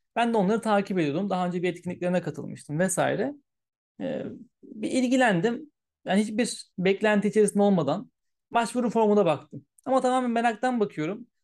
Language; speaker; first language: Turkish; early bilingual, heritage; Turkish